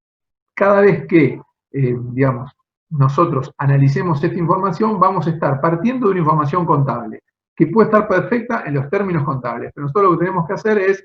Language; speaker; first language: Spanish; native; Spanish